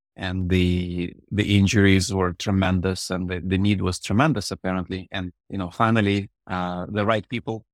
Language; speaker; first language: English; non-native, fluent; Russian